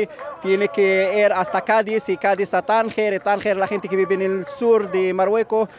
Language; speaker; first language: Spanish; non-native, fluent; Arabic